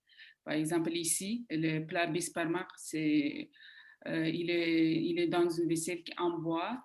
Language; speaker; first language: French; non-native, fluent; Kazakh